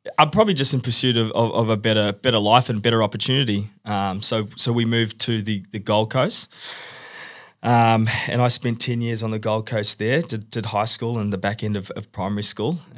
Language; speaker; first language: English; native; English